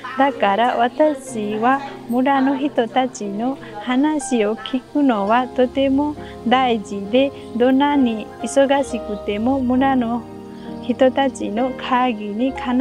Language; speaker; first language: Japanese; non-native, learner; Nepali